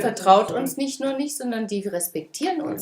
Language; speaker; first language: German; native; German